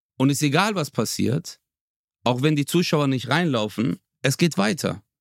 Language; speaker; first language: German; early bilingual, other home language; Turkish